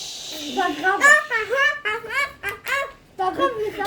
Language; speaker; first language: French; native; French